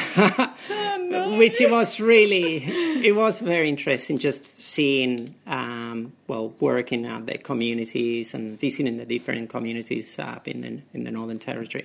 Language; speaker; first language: English; non-native, fluent; Spanish